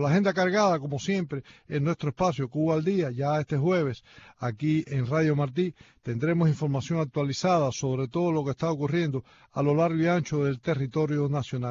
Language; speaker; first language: Spanish; native; Spanish